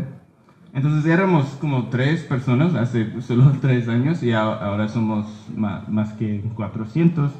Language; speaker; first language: Spanish; early bilingual, heritage; Spanish